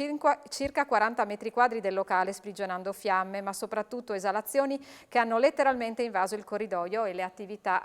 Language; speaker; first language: Italian; native; Italian